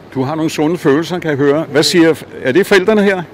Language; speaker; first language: Danish; native; Danish